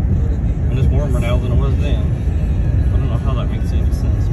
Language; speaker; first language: English; native; English